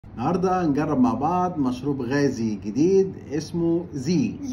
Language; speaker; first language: Arabic; native; Arabic